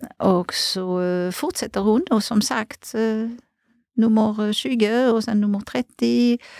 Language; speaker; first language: Swedish; non-native, fluent; French